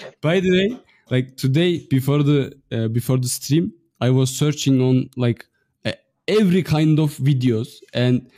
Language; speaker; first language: English; non-native, fluent; Turkish